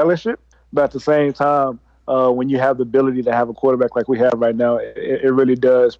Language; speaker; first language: English; native; English